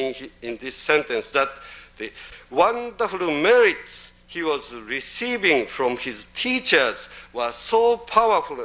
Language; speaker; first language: English; non-native, fluent; Japanese